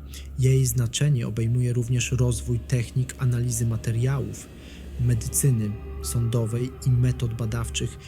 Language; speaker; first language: Polish; native; Polish